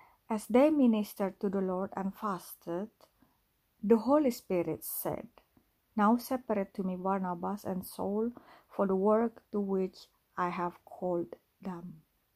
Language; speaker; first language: English; non-native, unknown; Indonesian